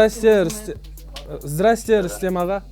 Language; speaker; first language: Russian; non-native, local second language; Kazakh